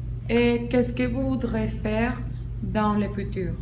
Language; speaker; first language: French; non-native, learner; Spanish